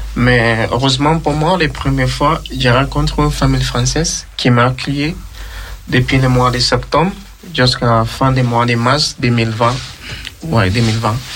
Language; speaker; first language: French; non-native, learner; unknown